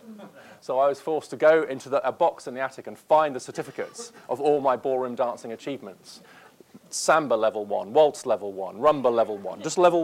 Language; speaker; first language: English; native; English